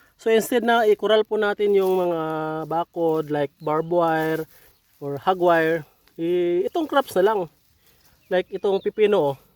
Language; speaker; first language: Filipino; non-native, local second language; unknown